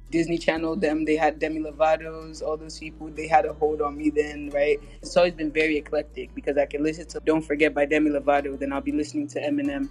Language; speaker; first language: English; native; English